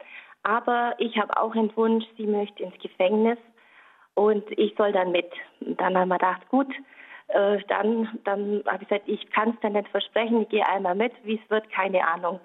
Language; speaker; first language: German; native; German